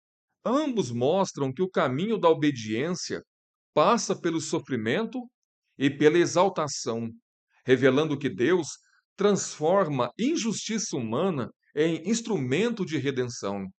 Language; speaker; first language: Portuguese; native; Portuguese